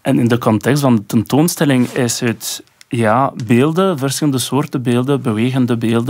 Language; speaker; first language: Dutch; non-native, local second language; French